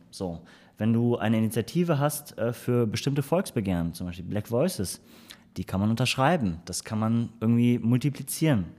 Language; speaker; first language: German; early bilingual, other home language; Turkish